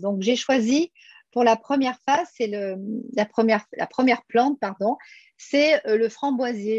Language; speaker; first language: French; native; French